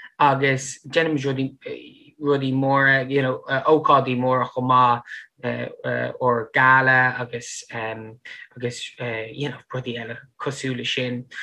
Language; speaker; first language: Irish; non-native, fluent; English